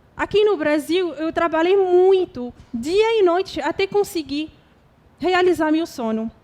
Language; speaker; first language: Portuguese; non-native, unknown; Arabic